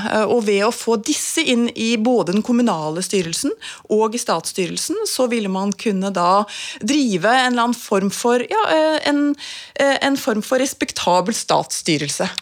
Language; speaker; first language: Norwegian; native; Norwegian